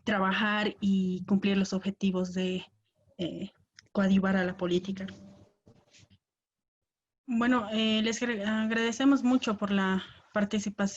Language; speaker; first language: Spanish; native; Spanish